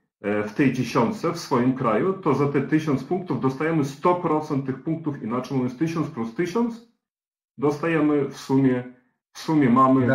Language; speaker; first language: Polish; native; Polish